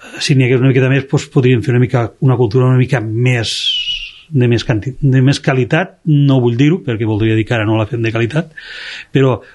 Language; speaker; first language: Catalan; native; Catalan